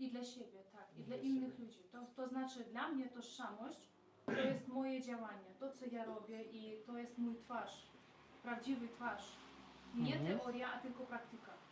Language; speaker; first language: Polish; non-native, learner; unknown